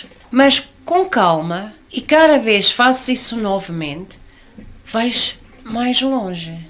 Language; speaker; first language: Portuguese; non-native, learner; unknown